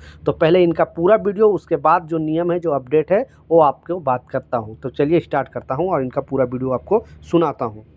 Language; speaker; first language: Hindi; native; Hindi